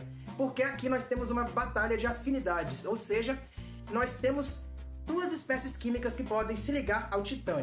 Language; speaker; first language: Portuguese; native; Portuguese